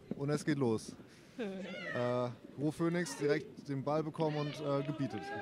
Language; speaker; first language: German; native; German